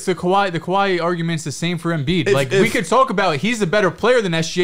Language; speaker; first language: English; native; English